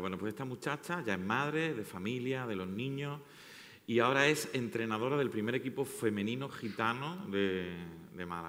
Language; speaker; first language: Spanish; native; Spanish